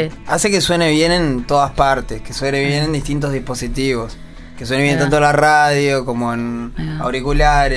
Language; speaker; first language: Spanish; native; Spanish